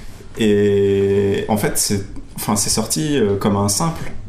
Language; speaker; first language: French; native; French